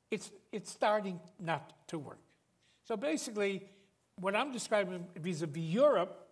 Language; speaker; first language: English; native; English